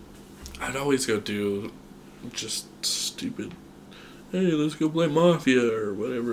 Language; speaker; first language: English; native; English